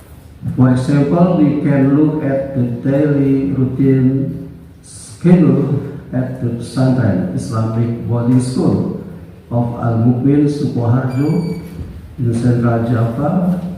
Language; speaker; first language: English; non-native, learner; Indonesian